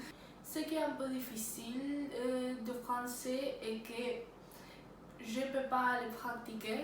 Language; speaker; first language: French; non-native, learner; Spanish